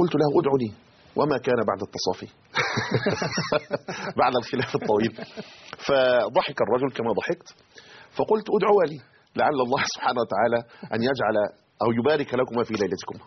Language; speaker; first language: Arabic; native; Arabic